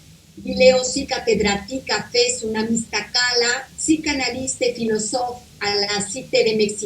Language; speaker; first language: French; non-native, fluent; Spanish